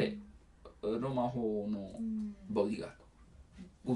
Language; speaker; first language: Japanese; non-native, learner; Italian